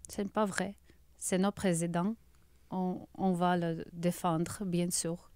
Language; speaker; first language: French; non-native, learner; Ukrainian